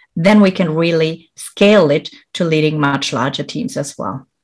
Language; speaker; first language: English; non-native, fluent; German